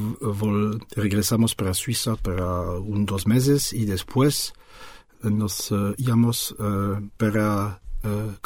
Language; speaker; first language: Spanish; non-native, fluent; French